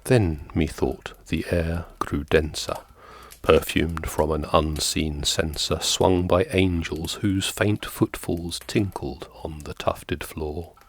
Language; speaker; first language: English; native; English